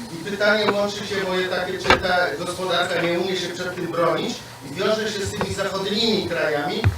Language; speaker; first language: Polish; native; Polish